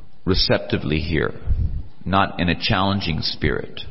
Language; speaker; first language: English; native; English